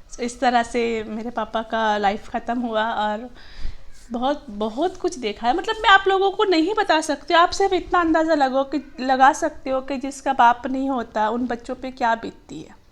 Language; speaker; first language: Hindi; non-native, local second language; Gujarati